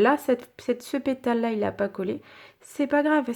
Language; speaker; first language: French; native; French